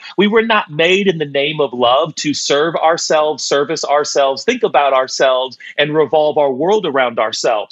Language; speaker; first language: English; native; English